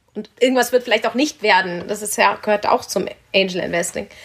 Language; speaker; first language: German; native; German